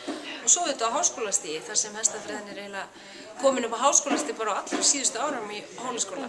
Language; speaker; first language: Icelandic; native; Icelandic